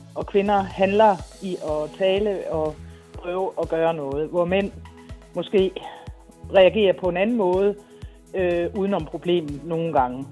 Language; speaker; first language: Danish; native; Danish